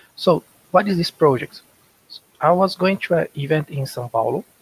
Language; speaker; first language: English; non-native, learner; Portuguese